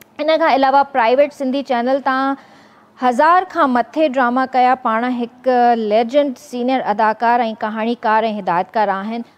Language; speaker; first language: Sindhi; native; Sindhi